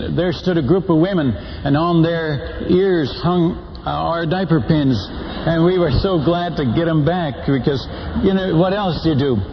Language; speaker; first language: English; non-native, fluent; Dutch